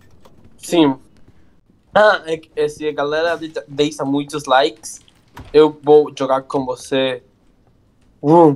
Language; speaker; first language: Portuguese; non-native, learner; Spanish